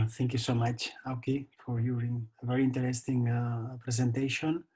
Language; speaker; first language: English; non-native, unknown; Catalan